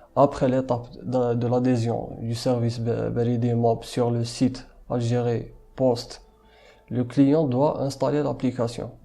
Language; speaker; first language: French; non-native, local second language; Arabic